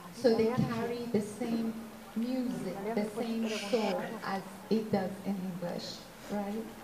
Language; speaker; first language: English; native; English